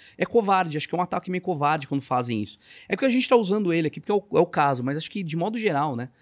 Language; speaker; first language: Portuguese; native; Portuguese